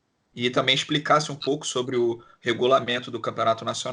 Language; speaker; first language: Portuguese; native; Portuguese